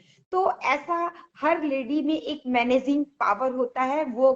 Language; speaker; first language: Hindi; native; Hindi